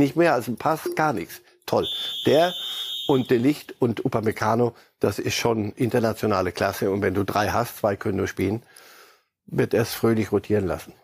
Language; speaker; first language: German; native; German